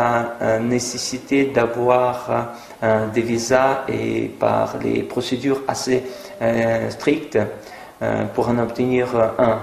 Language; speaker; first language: French; non-native, fluent; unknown